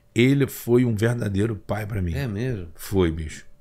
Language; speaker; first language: Portuguese; native; Portuguese